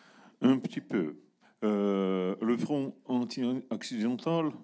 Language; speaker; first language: French; non-native, learner; Russian